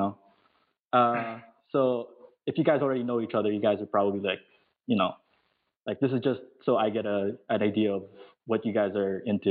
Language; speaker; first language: English; non-native, local second language; Filipino